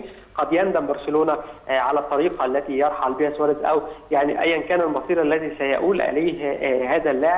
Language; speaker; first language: Arabic; native; Arabic